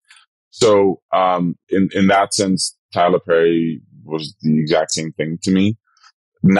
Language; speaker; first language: English; non-native, fluent; Dutch